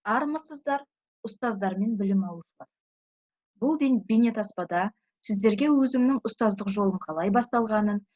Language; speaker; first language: Kazakh; native; Kazakh